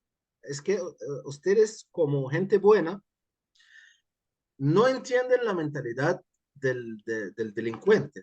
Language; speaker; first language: Spanish; non-native, fluent; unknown